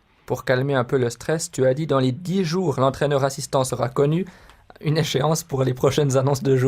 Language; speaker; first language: French; native; French